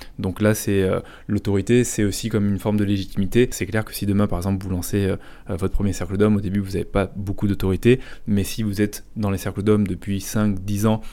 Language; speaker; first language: French; native; French